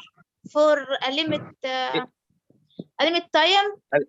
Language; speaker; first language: English; non-native, learner; Arabic